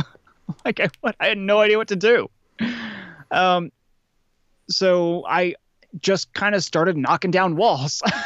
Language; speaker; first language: English; native; English